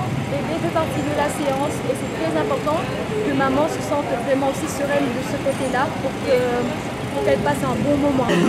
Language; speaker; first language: French; native; French